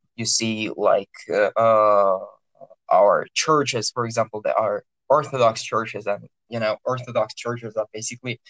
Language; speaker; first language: English; non-native, fluent; Russian